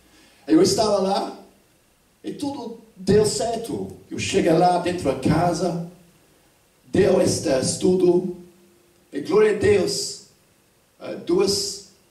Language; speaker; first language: Portuguese; non-native, fluent; English